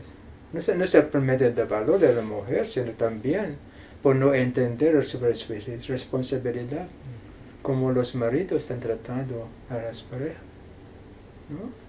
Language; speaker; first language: Spanish; non-native, fluent; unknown